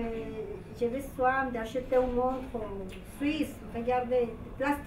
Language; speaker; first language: French; non-native, learner; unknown